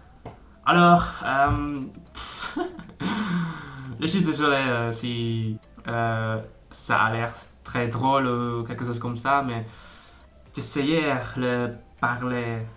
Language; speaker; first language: French; non-native, learner; Indonesian